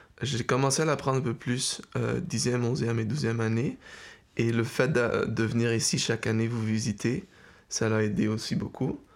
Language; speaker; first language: French; early bilingual, heritage; French